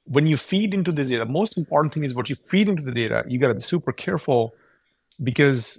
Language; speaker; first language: English; non-native, local second language; Urdu